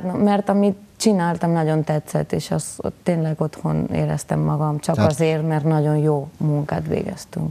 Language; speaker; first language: Hungarian; non-native, learner; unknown